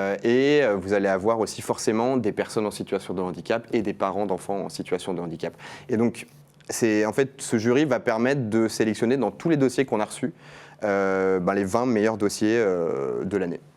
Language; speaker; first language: French; native; French